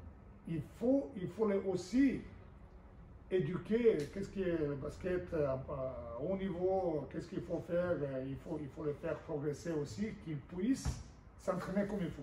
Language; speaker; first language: French; non-native, fluent; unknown